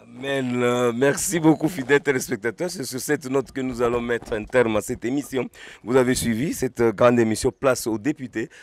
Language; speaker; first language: French; non-native, local second language; Lingala